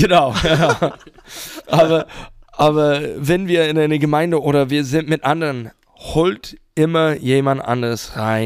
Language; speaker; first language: German; non-native, fluent; English